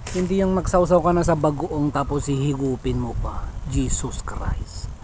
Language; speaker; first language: Filipino; non-native, local second language; Iloko